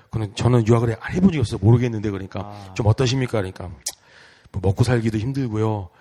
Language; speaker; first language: Korean; native; Korean